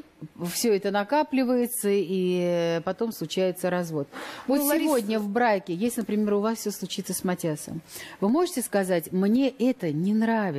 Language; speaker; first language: Russian; native; Russian